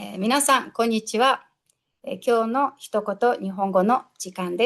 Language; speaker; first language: Japanese; non-native, fluent; Mongolian